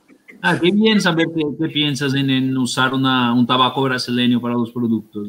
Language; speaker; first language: Spanish; non-native, fluent; Portuguese